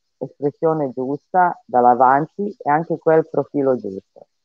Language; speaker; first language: Italian; non-native, fluent; Serbian